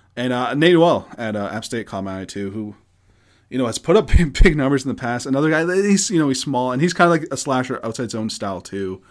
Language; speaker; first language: English; native; English